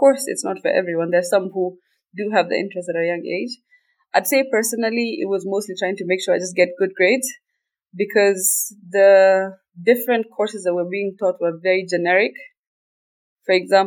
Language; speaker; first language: English; non-native, local second language; Somali